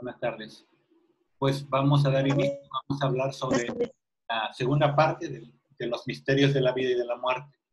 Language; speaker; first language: Spanish; native; Spanish